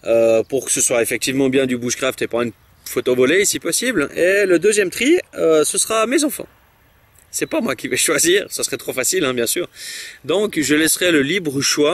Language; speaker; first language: French; native; French